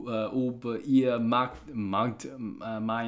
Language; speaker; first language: German; non-native, learner; English